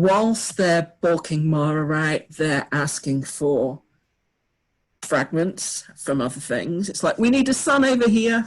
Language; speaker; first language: English; native; English